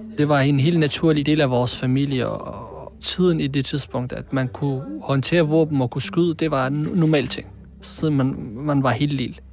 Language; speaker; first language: Danish; early bilingual, other home language; Central Kurdish